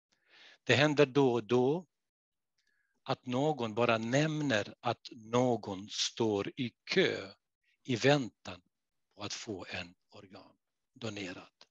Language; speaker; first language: Swedish; non-native, fluent; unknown